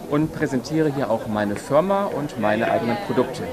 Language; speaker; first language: German; native; German